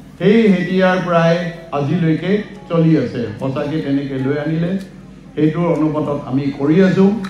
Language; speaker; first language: Assamese; non-native, local second language; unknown